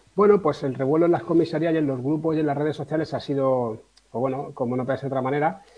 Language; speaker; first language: Spanish; native; Spanish